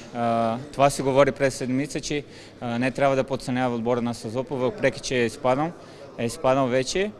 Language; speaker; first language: Bulgarian; non-native, learner; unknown